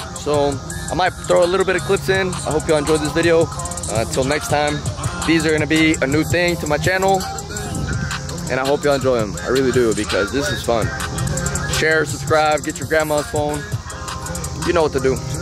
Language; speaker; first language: English; early bilingual, other home language; Spanish